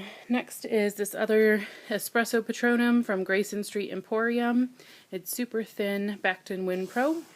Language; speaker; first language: English; native; English